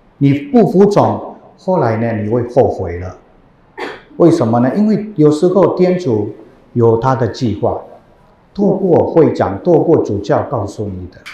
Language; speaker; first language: Chinese; non-native, fluent; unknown